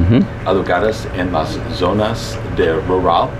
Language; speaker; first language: Spanish; early bilingual, heritage; Spanish